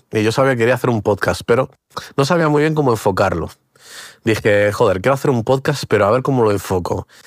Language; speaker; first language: Spanish; early bilingual, other home language; Portuguese